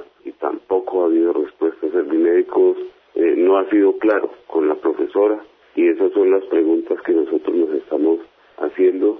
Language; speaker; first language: Spanish; native; Spanish